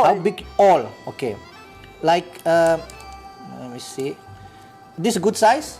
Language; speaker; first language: English; non-native, fluent; Indonesian